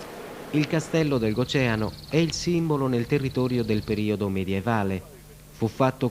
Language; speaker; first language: Italian; native; Italian